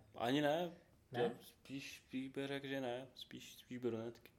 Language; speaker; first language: Czech; non-native, fluent; Ukrainian